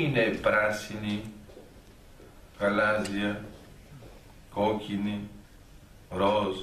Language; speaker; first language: Greek; early bilingual, heritage; Greek